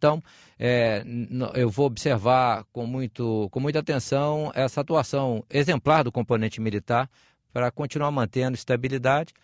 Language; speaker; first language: Portuguese; native; Portuguese